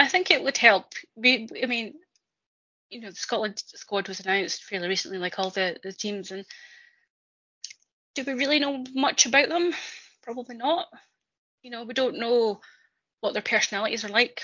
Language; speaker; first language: English; native; English